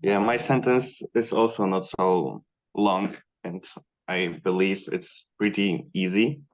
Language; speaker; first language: English; non-native, fluent; Polish